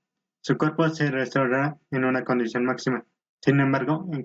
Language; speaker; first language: Spanish; native; Spanish